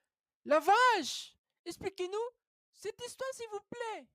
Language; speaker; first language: French; non-native, learner; Spanish